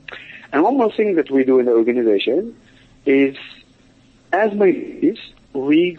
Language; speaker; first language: English; non-native, fluent; Arabic